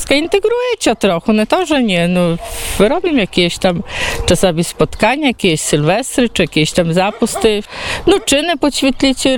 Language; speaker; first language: Polish; non-native, local second language; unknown